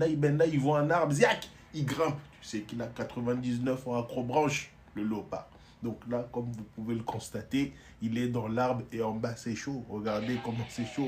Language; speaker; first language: French; native; French